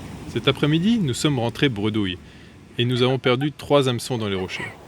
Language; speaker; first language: French; native; French